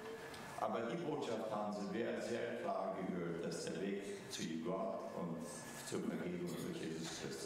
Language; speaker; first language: German; early bilingual, heritage; German